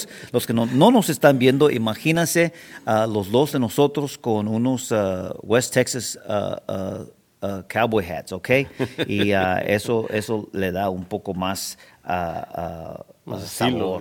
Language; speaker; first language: Spanish; early bilingual, heritage; Spanish